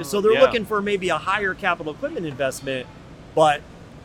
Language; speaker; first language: English; native; English